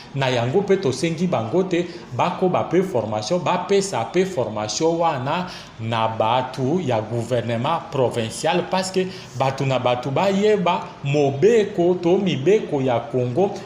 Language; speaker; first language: Lingala; native; Lingala